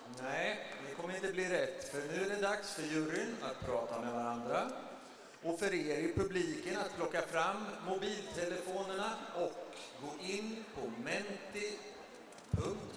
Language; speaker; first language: Swedish; native; Swedish